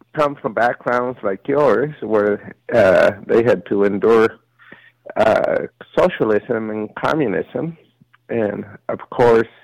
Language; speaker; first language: English; early bilingual, other home language; Spanish